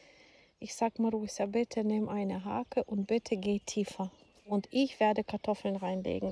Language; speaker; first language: German; non-native, fluent; Ukrainian